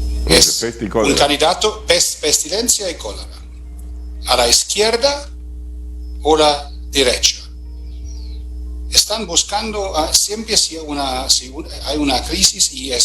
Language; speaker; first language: Spanish; non-native, fluent; German